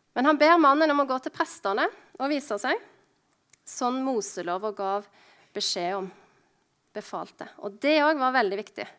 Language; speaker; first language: Norwegian; native; Norwegian